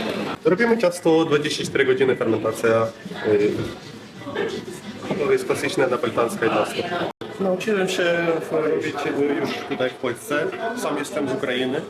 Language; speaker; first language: Polish; non-native, learner; Ukrainian